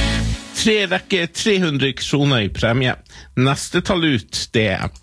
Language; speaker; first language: Norwegian; native; Norwegian